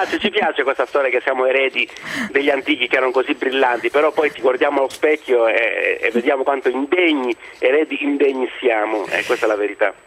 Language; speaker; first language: Italian; non-native, fluent; Greek